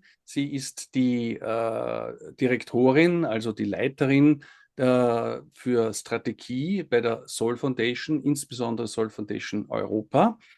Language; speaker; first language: German; native; German